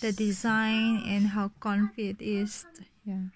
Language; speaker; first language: English; non-native, fluent; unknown